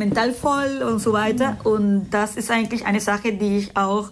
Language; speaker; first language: German; non-native, fluent; Spanish